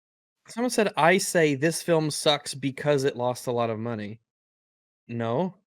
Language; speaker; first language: English; native; English